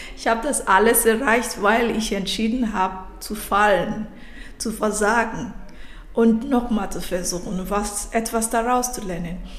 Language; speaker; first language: German; non-native, fluent; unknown